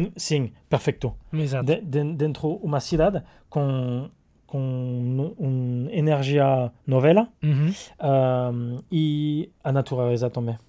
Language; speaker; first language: Portuguese; non-native, learner; French